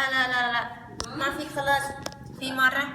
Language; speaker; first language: Arabic; non-native, learner; Thai